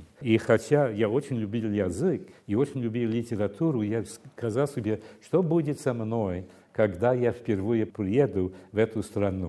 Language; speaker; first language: Russian; non-native, fluent; English